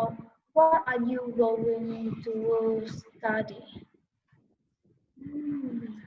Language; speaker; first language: English; non-native, learner; Vietnamese